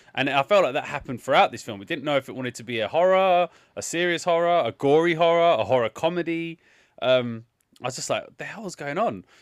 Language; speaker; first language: English; native; English